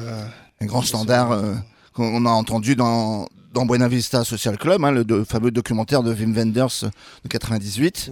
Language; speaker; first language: French; native; French